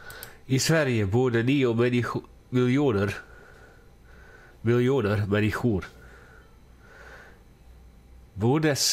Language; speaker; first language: Swedish; non-native, learner; English